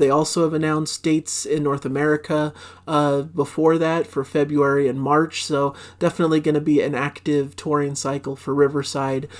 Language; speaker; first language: English; native; English